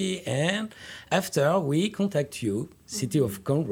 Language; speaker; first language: English; non-native, learner; French